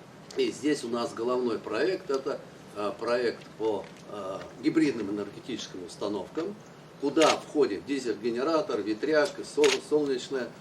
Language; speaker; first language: Russian; native; Russian